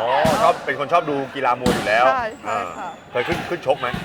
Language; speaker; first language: Thai; native; Thai